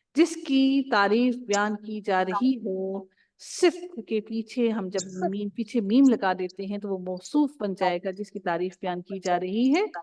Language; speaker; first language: Urdu; native; Urdu